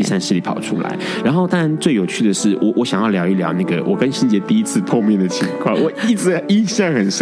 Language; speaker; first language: Chinese; native; Chinese